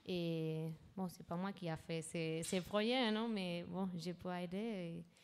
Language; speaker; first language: French; non-native, fluent; Spanish